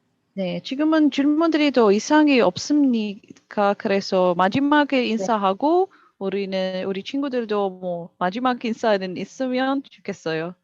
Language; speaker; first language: Korean; non-native, learner; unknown